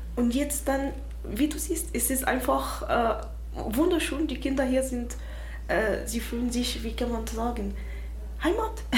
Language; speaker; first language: German; non-native, fluent; Arabic